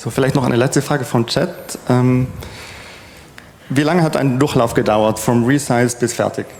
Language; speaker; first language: German; native; German